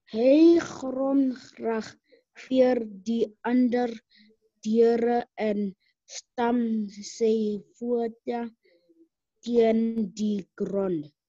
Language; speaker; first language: Afrikaans; non-native, local second language; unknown